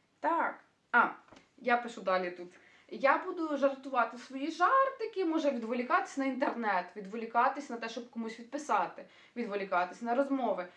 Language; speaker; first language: Ukrainian; native; Ukrainian